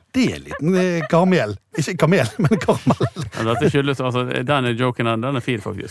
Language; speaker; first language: Norwegian; native; Norwegian